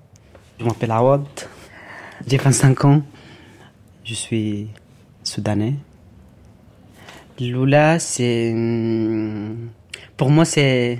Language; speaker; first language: French; non-native, learner; Arabic